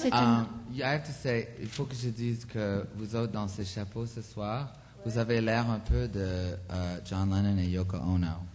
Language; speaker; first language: French; early bilingual, other home language; English